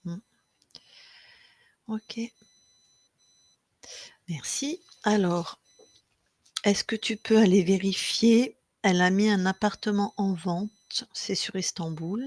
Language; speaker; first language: French; native; French